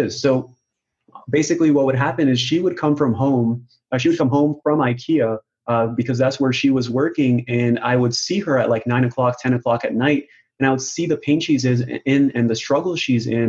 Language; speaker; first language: English; non-native, local second language; Urdu